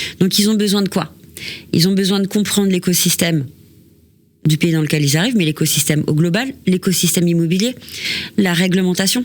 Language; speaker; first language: French; native; French